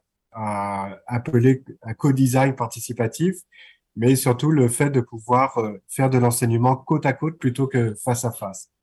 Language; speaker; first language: French; native; French